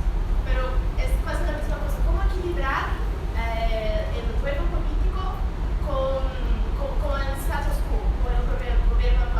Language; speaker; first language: Spanish; non-native, fluent; Portuguese